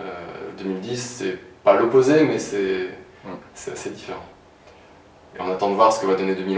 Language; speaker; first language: French; native; French